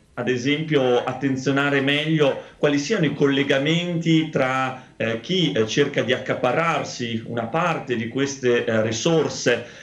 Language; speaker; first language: Italian; native; Italian